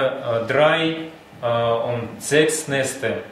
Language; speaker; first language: German; non-native, learner; Russian